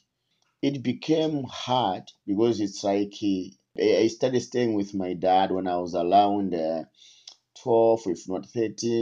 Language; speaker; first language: English; non-native, local second language; Tumbuka